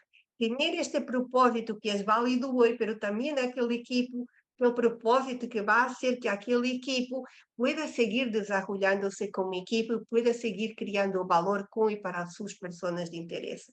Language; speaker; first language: Spanish; non-native, local second language; Portuguese